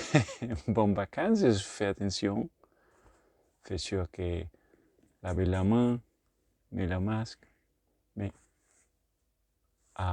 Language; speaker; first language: French; non-native, learner; Spanish